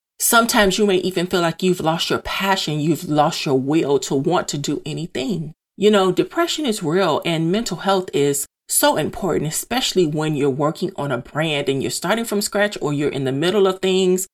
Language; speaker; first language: English; native; English